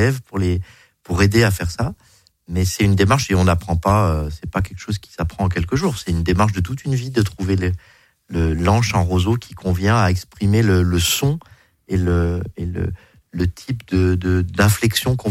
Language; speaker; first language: French; native; French